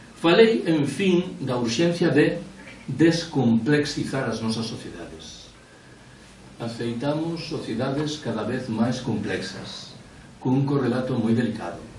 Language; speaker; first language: Galician; non-native, local second language; Spanish